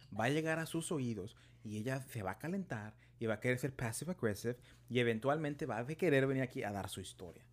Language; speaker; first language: Spanish; early bilingual, heritage; Spanish